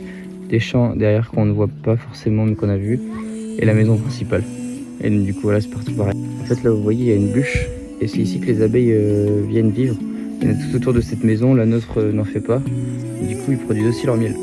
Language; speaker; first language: French; native; French